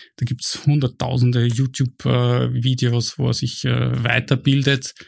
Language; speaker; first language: German; native; German